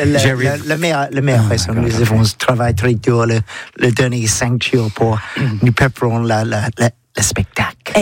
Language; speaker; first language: French; non-native, learner; English